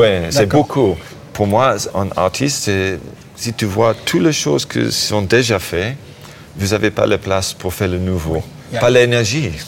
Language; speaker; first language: French; non-native, learner; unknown